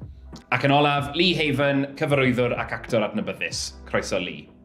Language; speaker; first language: Welsh; native; Welsh